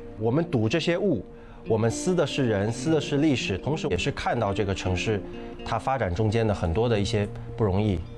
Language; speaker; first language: Chinese; native; Chinese